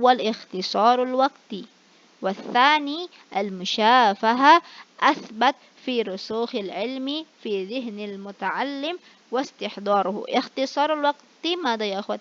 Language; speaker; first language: Arabic; non-native, fluent; Indonesian